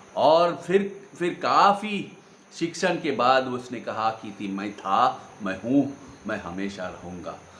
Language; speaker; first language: Hindi; non-native, local second language; Gujarati